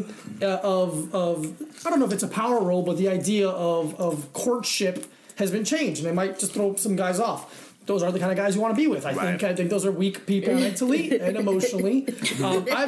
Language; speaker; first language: English; early bilingual, other home language; Spanish